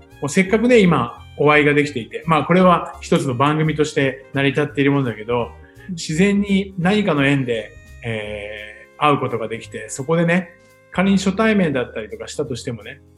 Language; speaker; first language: Japanese; native; Japanese